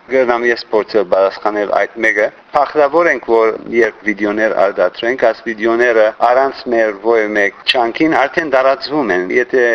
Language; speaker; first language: Armenian; early bilingual, heritage; Armenian